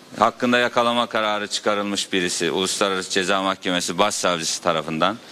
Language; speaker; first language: Turkish; native; Turkish